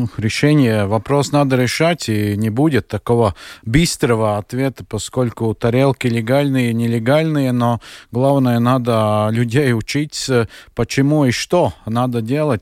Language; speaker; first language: Russian; non-native, local second language; Latvian